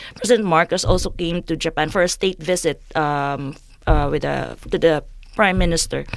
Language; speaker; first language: English; non-native, local second language; Filipino